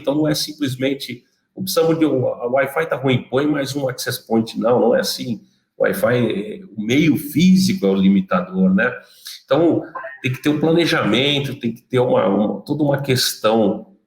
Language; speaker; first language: Portuguese; native; Portuguese